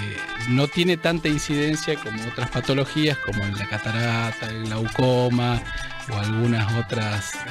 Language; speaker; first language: Spanish; native; Spanish